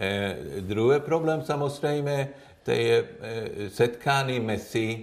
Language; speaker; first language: Czech; non-native, learner; Swedish